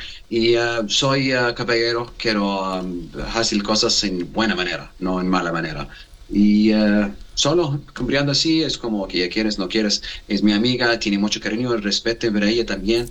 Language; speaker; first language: Spanish; non-native, learner; Arabic